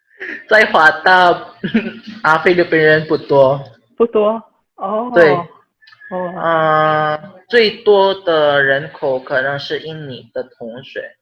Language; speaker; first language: Chinese; non-native, learner; Filipino